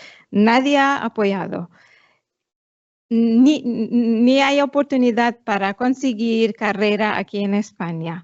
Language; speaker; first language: Spanish; non-native, fluent; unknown